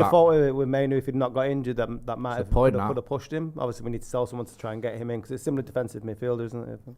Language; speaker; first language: English; native; English